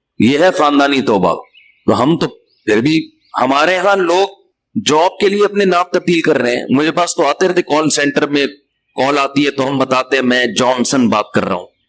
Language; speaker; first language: Urdu; native; Urdu